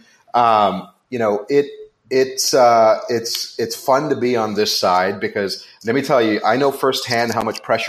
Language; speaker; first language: English; non-native, local second language; Hindi